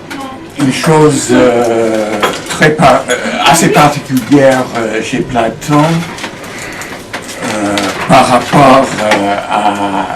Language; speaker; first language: French; non-native, fluent; English